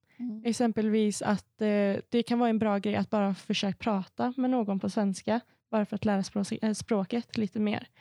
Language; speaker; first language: Swedish; native; Swedish